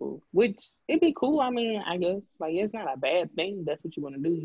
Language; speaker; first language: English; native; English